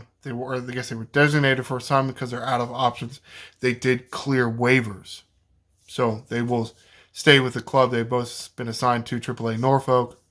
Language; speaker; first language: English; native; English